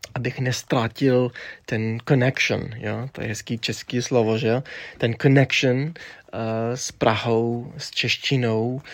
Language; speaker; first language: Czech; early bilingual, heritage; Czech